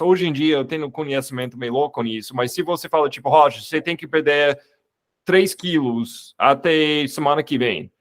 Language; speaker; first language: Portuguese; non-native, fluent; English